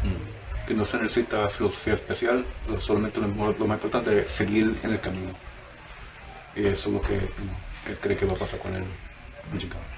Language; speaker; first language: Spanish; early bilingual, heritage; Spanish